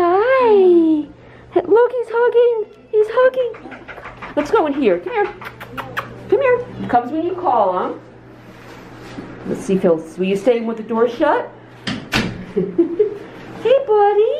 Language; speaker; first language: English; native; English